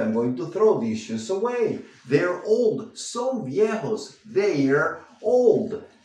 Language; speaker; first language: English; non-native, fluent; Spanish